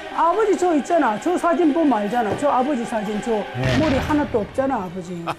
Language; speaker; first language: Korean; native; Korean